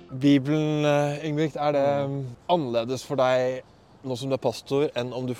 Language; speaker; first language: Norwegian; native; Norwegian